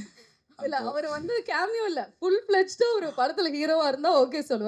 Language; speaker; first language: Tamil; native; Tamil